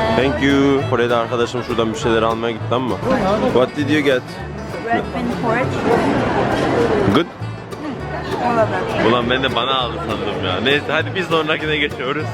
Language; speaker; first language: Turkish; native; Turkish